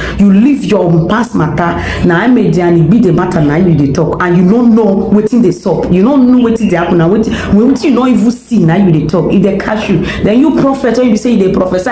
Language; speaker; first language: Nigerian Pidgin; non-native, local second language; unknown